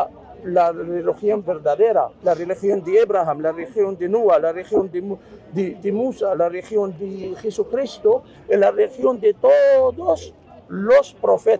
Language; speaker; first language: Spanish; non-native, fluent; Arabic